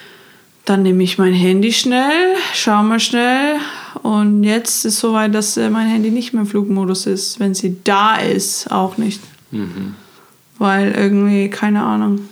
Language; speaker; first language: German; non-native, fluent; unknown